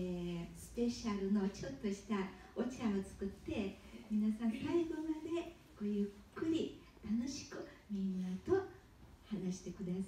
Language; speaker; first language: Japanese; early bilingual, heritage; Japanese